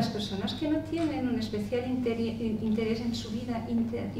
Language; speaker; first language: Spanish; native; Spanish